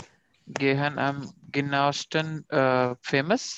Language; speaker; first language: German; non-native, learner; Urdu